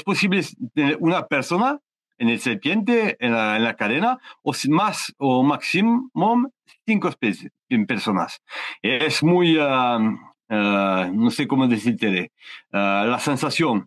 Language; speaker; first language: Spanish; non-native, learner; French